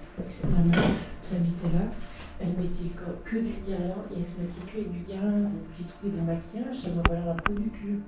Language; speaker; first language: French; native; French